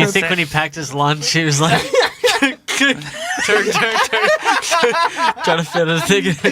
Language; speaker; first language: English; native; English